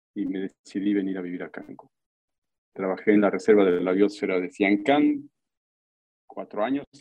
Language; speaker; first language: Spanish; native; Spanish